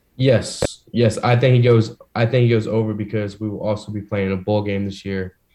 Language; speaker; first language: English; native; English